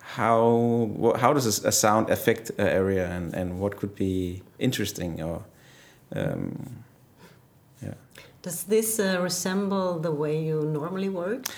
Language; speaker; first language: English; non-native, fluent; Danish